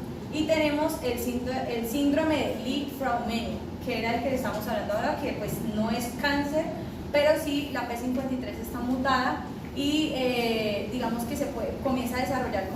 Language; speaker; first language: Spanish; native; Spanish